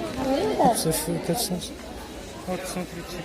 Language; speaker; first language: Russian; non-native, local second language; Kyrgyz